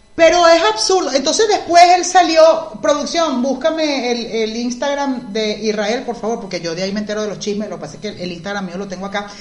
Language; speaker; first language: Spanish; native; Spanish